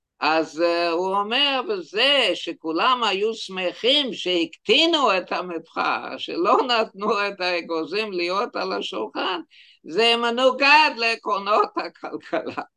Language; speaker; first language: Hebrew; non-native, fluent; English